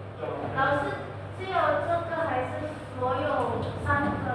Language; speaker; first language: Chinese; non-native, learner; Indonesian